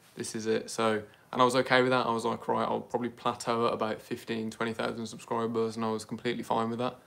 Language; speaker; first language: English; native; English